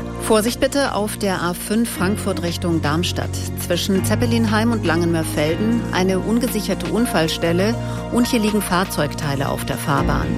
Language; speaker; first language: German; native; German